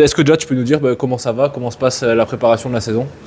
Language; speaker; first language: French; native; French